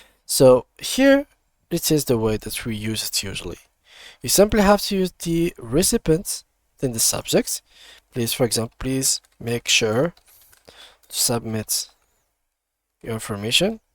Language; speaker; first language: English; non-native, fluent; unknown